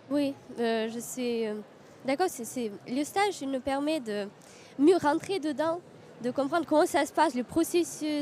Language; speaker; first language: French; non-native, fluent; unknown